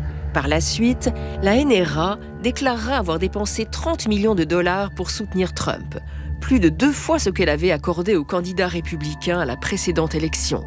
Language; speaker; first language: French; native; French